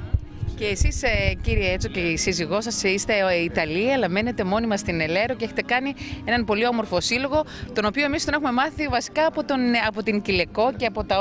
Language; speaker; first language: Greek; native; Greek